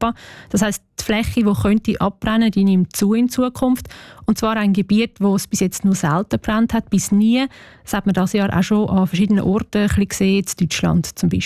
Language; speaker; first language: German; native; German